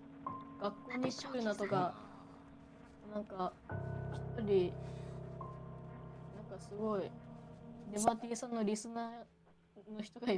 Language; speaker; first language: Japanese; native; Japanese